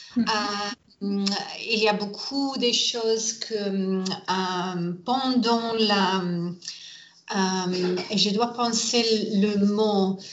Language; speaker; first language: French; non-native, learner; English